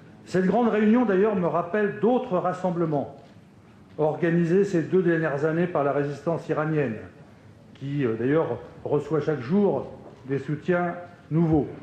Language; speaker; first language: French; native; French